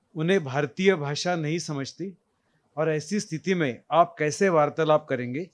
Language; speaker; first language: Hindi; non-native, local second language; Marathi